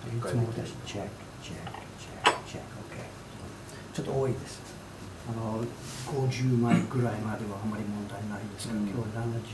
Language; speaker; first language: Japanese; non-native, learner; English